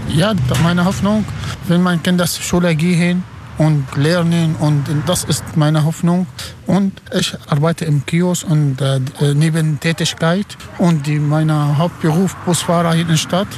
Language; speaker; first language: German; non-native, learner; Arabic